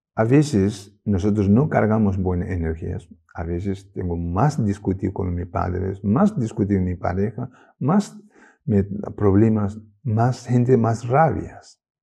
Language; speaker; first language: Spanish; non-native, learner; Tibetan